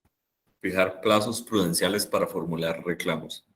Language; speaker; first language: Spanish; native; Spanish